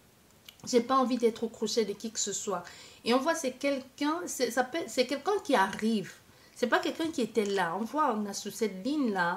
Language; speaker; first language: French; native; French